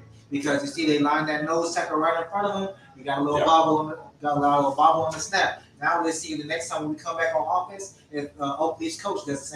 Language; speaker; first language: English; native; English